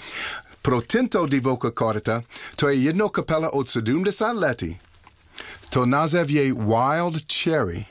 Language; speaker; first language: Czech; non-native, learner; English